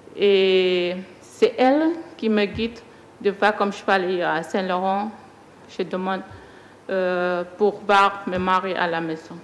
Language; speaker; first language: French; non-native, learner; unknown